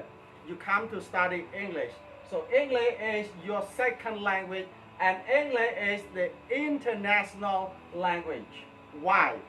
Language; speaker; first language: English; non-native, fluent; Khmer